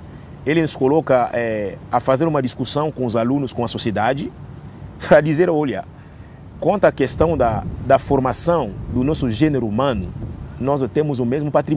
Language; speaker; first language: Portuguese; non-native, fluent; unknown